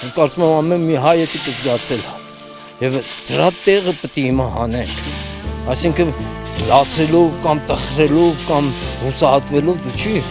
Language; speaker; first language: Armenian; early bilingual, heritage; Armenian